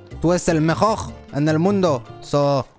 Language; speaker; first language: Spanish; non-native, learner; French